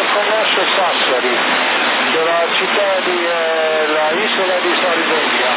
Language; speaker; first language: Italian; non-native, learner; German